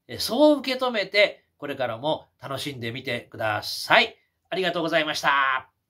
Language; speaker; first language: Japanese; native; Japanese